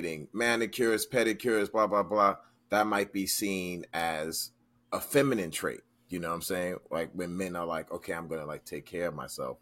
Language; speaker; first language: English; native; English